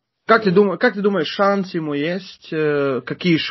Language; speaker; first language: Russian; non-native, fluent; Latvian